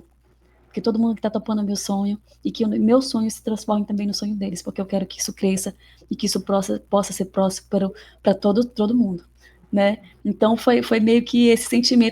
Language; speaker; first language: Portuguese; native; Portuguese